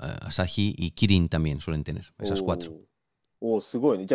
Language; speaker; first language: Spanish; non-native, fluent; Japanese